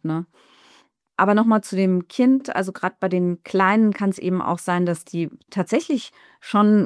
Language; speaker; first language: German; native; German